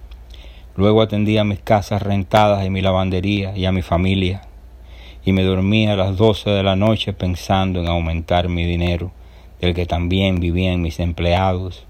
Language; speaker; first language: Spanish; native; Spanish